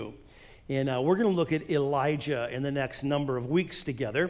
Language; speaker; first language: English; native; English